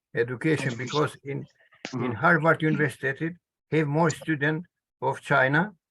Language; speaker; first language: English; non-native, learner; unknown